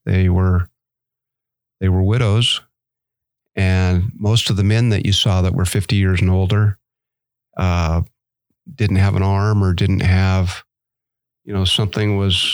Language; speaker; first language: English; native; English